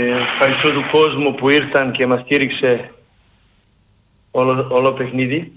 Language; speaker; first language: Greek; non-native, learner; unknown